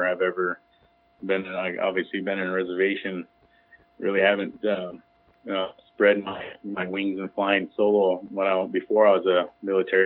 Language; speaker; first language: English; native; English